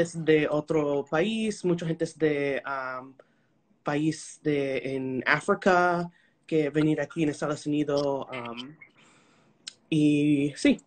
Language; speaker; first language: Spanish; early bilingual, heritage; Spanish